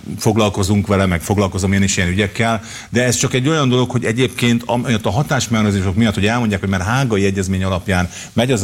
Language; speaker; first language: Hungarian; native; Hungarian